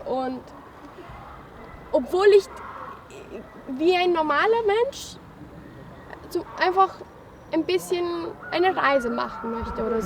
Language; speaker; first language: German; non-native, fluent; Albanian